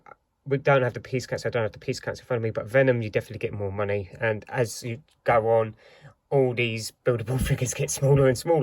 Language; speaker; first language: English; native; English